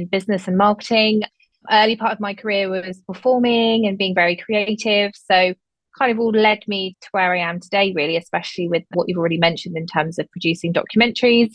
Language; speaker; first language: English; native; English